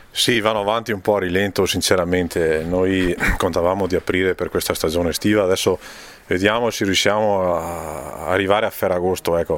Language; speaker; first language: Italian; native; Italian